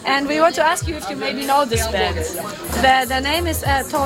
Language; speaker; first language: English; non-native, learner; German